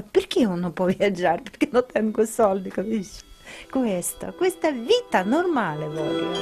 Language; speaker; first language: Italian; non-native, learner; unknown